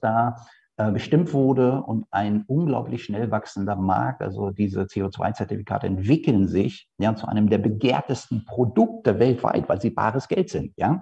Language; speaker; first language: German; native; German